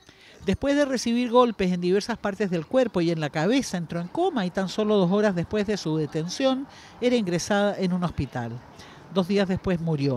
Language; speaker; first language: Spanish; native; Spanish